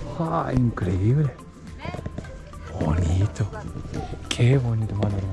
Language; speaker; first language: Spanish; non-native, learner; Japanese